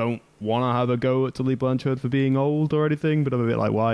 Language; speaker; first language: English; native; English